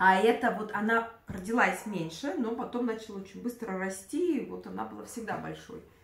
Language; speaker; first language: Russian; native; Russian